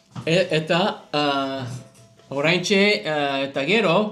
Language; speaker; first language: Basque; non-native, learner; English